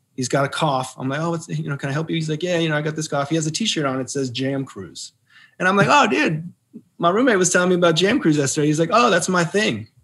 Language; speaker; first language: English; native; English